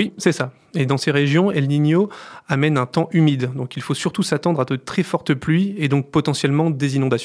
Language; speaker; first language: French; native; French